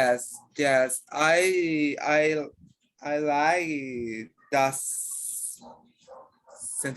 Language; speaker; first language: English; non-native, learner; Spanish